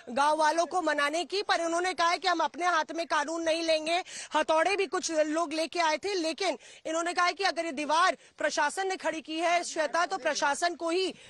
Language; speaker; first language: Hindi; native; Hindi